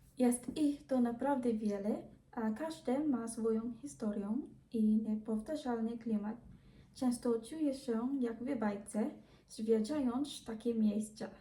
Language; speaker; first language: Polish; non-native, learner; Filipino